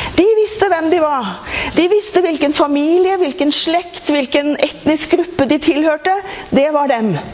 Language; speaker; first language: Norwegian; native; Norwegian